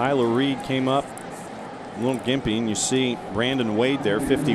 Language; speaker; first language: English; native; English